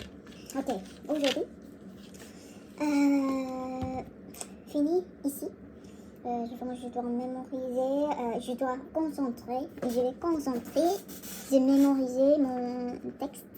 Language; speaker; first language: French; non-native, learner; Korean